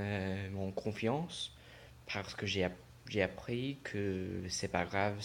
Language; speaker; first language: French; non-native, learner; English